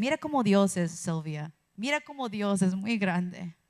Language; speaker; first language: Spanish; early bilingual, heritage; Spanish